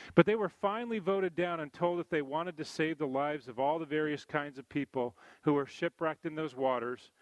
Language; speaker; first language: English; native; English